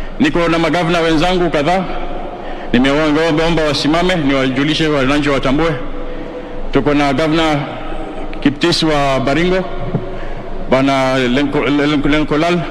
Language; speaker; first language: Swahili; native; Swahili